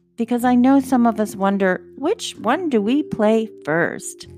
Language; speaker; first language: English; native; English